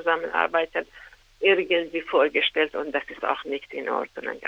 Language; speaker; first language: German; non-native, fluent; Persian